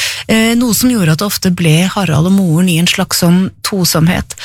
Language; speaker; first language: Norwegian; native; Norwegian